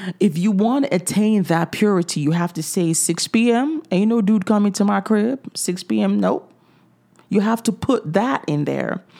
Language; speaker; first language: English; native; English